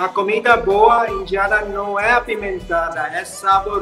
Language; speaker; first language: Portuguese; non-native, fluent; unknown